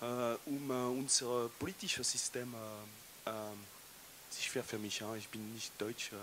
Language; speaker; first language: German; non-native, learner; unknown